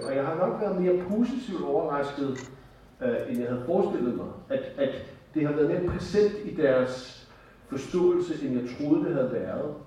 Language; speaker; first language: Danish; native; Danish